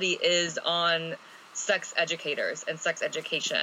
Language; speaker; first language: English; native; English